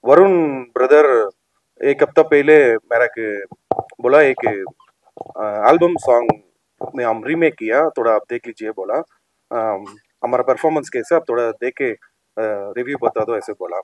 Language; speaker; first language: Hindi; non-native, local second language; Telugu